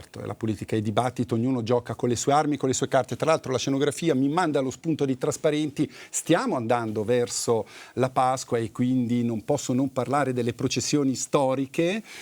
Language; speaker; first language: Italian; native; Italian